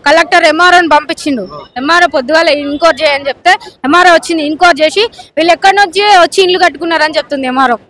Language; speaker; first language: Telugu; native; Telugu